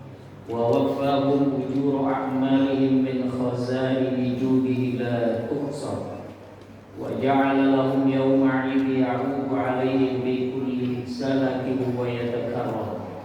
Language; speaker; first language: Indonesian; native; Indonesian